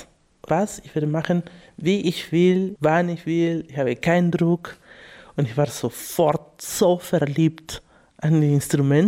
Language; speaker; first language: German; non-native, fluent; Spanish